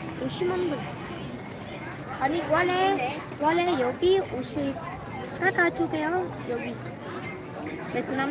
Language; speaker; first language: Korean; non-native, learner; Vietnamese